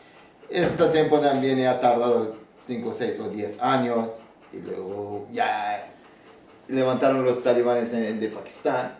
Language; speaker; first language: Spanish; non-native, learner; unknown